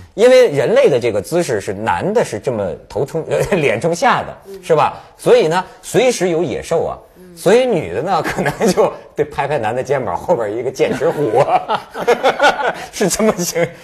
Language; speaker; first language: Chinese; native; Chinese